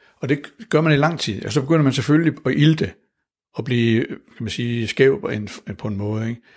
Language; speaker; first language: Danish; native; Danish